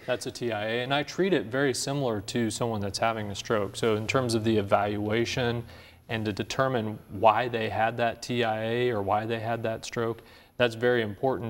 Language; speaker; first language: English; native; English